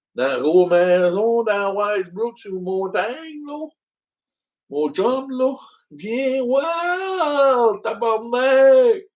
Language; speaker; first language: French; non-native, learner; English